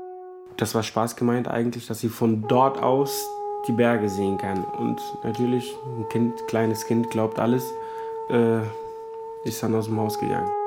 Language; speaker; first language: German; non-native, fluent; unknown